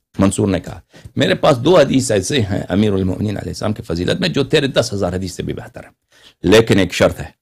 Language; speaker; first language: Urdu; non-native, local second language; Persian